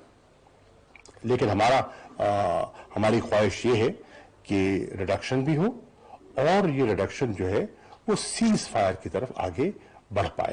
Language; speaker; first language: Urdu; native; Urdu